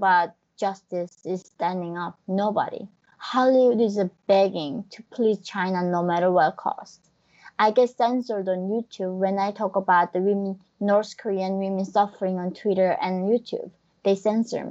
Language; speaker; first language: English; non-native, fluent; Korean